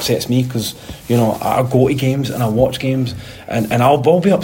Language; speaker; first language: English; native; English